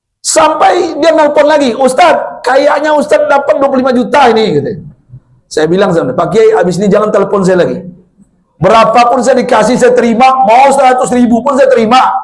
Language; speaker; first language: Indonesian; non-native, local second language; Minangkabau